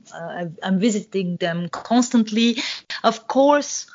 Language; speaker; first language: English; non-native, fluent; Bulgarian